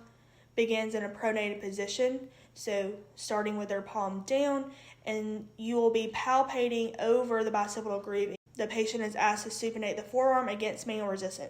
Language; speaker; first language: English; native; English